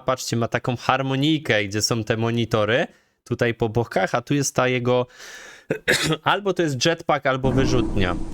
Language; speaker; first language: Polish; native; Polish